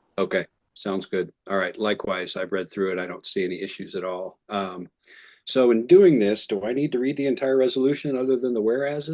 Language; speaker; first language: English; native; English